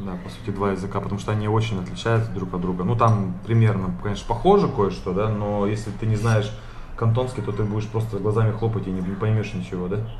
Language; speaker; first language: Russian; native; Russian